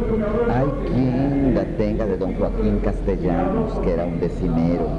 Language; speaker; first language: Spanish; native; Spanish